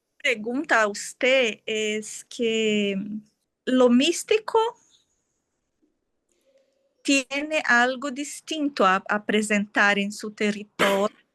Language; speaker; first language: Spanish; non-native, fluent; Portuguese